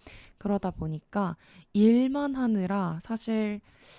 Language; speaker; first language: Korean; native; Korean